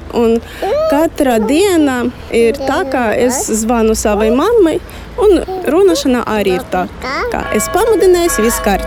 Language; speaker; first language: Latvian; non-native, learner; Russian